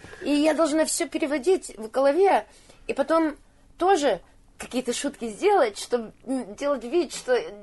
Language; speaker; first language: Russian; early bilingual, heritage; Russian